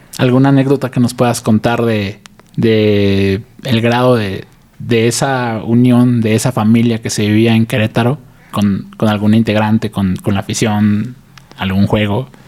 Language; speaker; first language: Spanish; native; Spanish